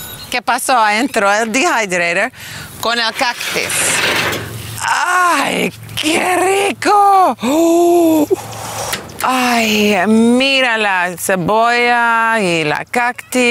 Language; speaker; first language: Spanish; non-native, learner; English